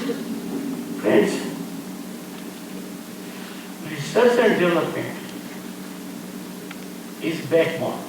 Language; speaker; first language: English; non-native, local second language; Hindi